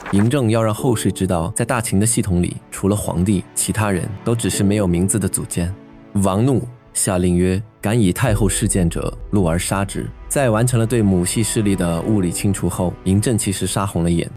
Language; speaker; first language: Chinese; native; Chinese